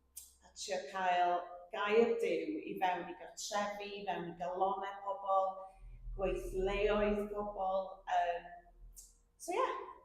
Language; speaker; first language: Welsh; native; Welsh